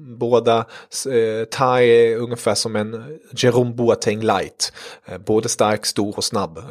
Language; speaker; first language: Swedish; early bilingual, other home language; German